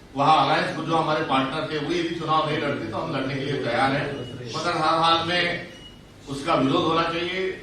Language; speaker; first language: Hindi; non-native, local second language; Marathi